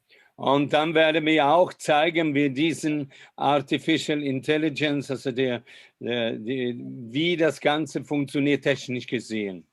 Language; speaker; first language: German; non-native, fluent; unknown